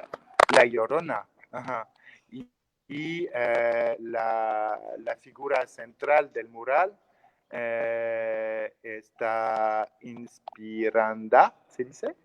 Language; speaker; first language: Spanish; non-native, learner; French